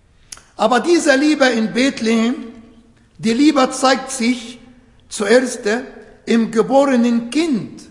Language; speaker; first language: German; non-native, fluent; Arabic